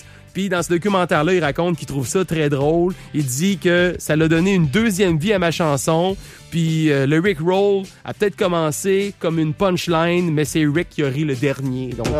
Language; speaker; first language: French; native; French